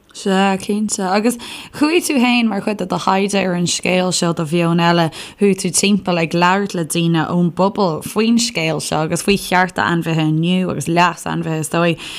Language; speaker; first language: Irish; non-native, local second language; English